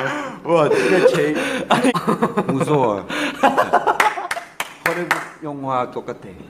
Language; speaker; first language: Korean; non-native, learner; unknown